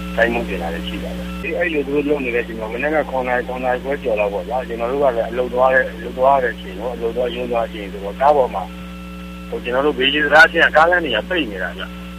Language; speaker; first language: Burmese; native; Burmese